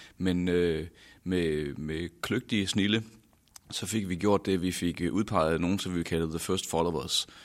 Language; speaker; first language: Danish; native; Danish